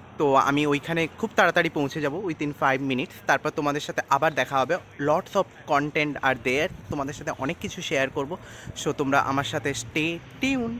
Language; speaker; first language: Bangla; native; Bangla